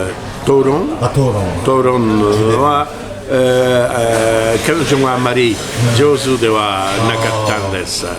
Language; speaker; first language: Japanese; non-native, learner; French